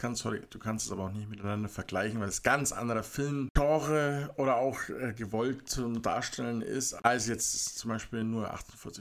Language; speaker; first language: German; native; German